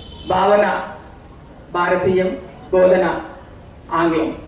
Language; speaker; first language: English; non-native, local second language; Telugu